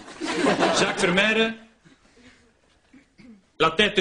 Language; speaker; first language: French; non-native, local second language; Dutch